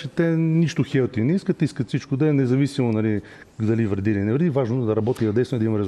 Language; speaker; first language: Bulgarian; native; Bulgarian